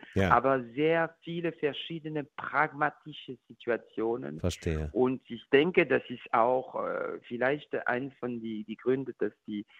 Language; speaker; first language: German; non-native, learner; French